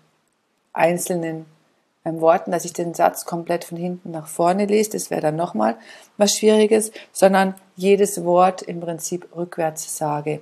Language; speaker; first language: German; native; German